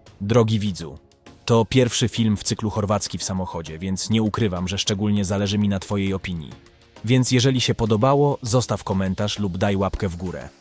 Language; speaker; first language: Polish; native; Polish